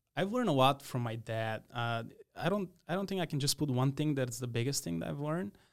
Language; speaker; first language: English; non-native, fluent; Macedonian